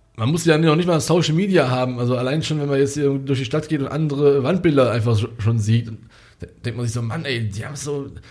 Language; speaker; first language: German; early bilingual, other home language; Hungarian